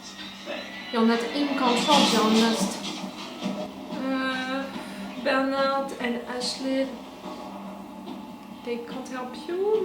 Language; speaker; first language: English; non-native, fluent; French